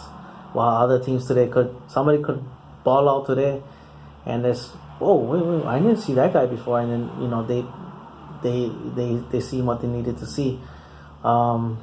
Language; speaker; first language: English; native; English